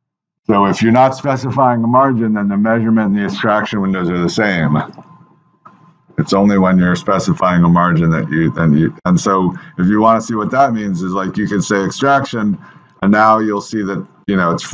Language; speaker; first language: English; native; English